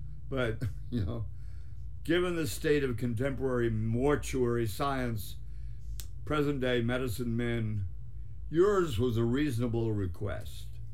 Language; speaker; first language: English; native; English